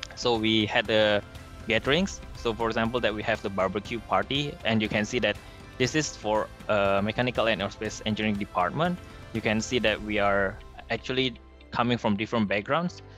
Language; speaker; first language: English; non-native, fluent; Indonesian